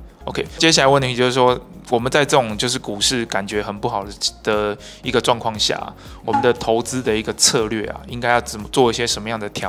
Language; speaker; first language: Chinese; native; Chinese